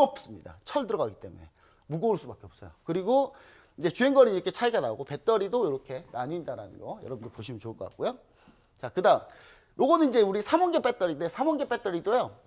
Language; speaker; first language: Korean; native; Korean